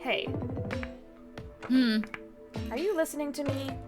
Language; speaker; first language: English; native; English